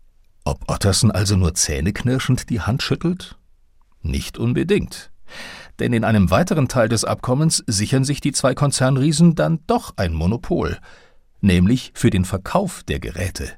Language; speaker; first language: German; native; German